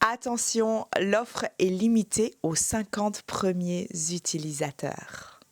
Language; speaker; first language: French; native; French